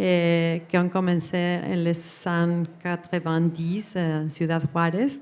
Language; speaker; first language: French; non-native, fluent; Spanish